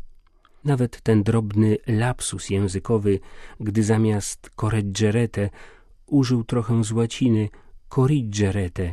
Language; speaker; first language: Polish; native; Polish